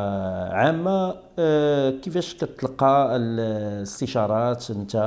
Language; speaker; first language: Arabic; native; Arabic